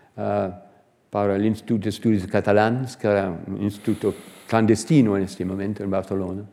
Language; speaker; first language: Spanish; non-native, fluent; English